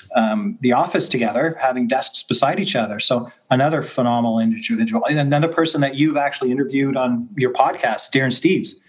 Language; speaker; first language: English; native; English